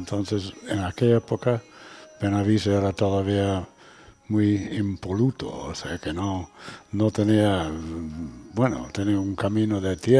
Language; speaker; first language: Spanish; non-native, fluent; English